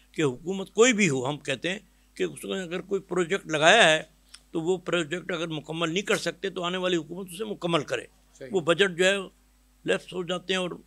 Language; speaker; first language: Urdu; native; Urdu